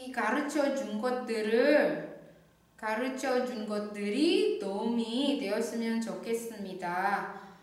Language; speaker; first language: Korean; non-native, fluent; Indonesian